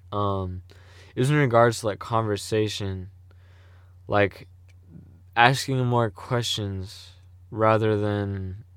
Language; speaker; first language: English; native; English